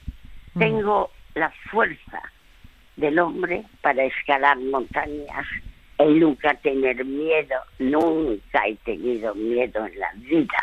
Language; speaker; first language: Spanish; early bilingual, other home language; French